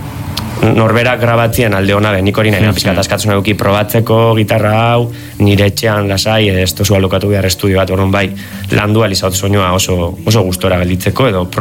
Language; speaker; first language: Basque; native; Basque